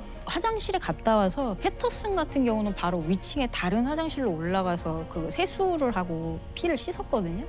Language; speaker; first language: Korean; native; Korean